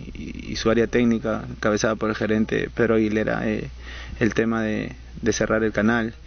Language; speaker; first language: Spanish; native; Spanish